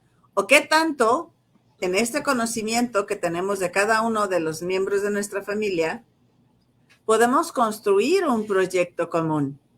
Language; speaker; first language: Spanish; native; Spanish